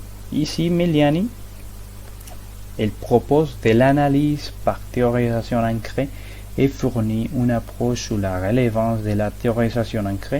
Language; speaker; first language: French; non-native, learner; Spanish